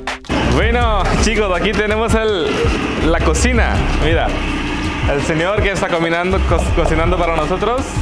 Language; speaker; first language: Spanish; non-native, fluent; Hindi